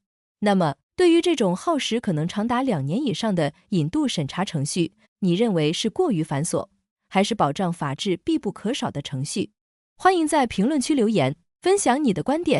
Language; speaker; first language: Chinese; native; Chinese